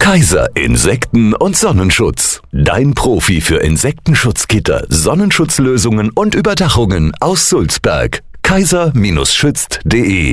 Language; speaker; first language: German; native; German